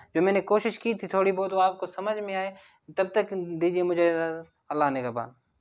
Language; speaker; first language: Urdu; non-native, local second language; Sindhi